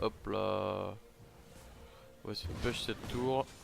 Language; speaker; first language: French; native; French